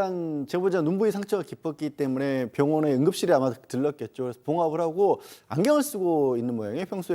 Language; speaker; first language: Korean; native; Korean